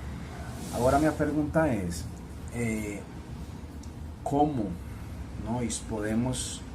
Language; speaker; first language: Portuguese; non-native, fluent; Spanish